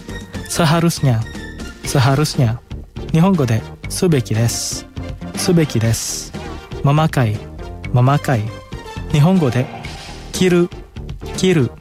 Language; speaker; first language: Japanese; non-native, fluent; Indonesian